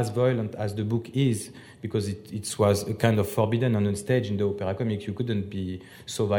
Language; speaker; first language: English; non-native, fluent; French